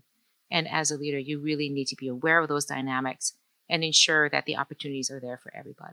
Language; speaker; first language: English; early bilingual, other home language; Chinese